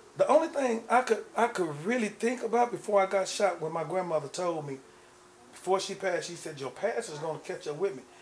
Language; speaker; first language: English; native; English